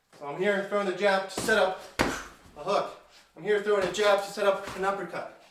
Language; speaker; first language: English; native; English